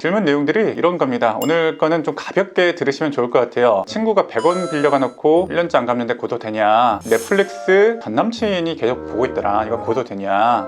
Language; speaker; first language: Korean; native; Korean